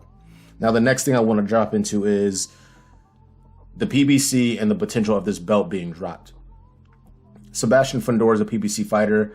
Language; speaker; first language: English; native; English